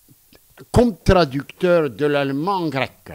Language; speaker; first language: French; non-native, fluent; Greek